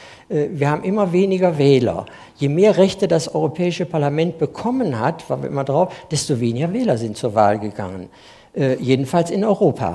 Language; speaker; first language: German; native; German